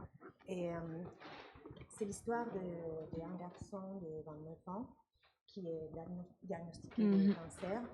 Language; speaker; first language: French; non-native, learner; Spanish